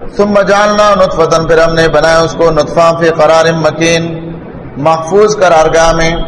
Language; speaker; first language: Urdu; non-native, local second language; Pashto